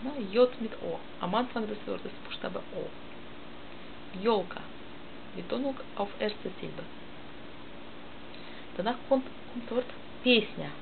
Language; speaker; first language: German; non-native, learner; Russian